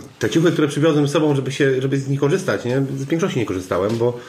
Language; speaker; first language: Polish; native; Polish